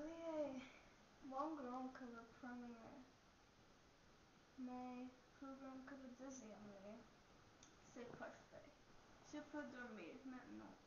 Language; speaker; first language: French; non-native, learner; English